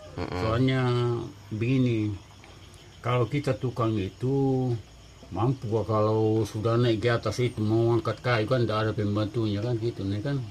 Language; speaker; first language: Indonesian; non-native, local second language; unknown